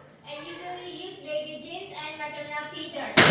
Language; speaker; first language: English; non-native, learner; Indonesian